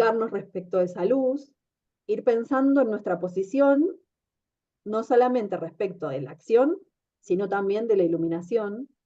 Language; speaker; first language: Spanish; native; Spanish